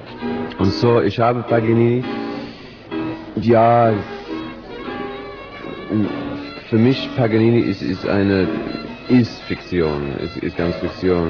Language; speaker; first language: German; non-native, learner; English